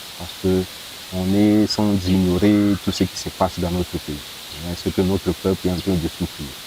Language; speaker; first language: French; non-native, local second language; Swahili